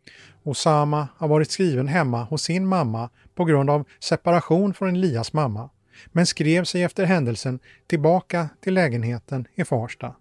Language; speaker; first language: Swedish; native; Swedish